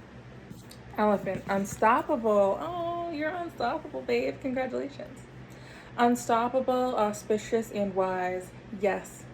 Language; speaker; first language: English; native; English